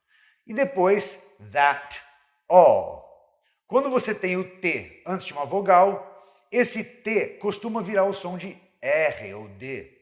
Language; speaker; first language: Portuguese; non-native, fluent; English